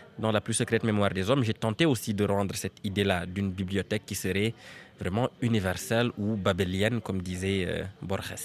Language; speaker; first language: French; non-native, local second language; Serer